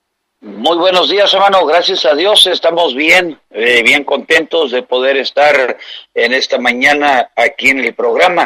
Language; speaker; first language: Spanish; native; Spanish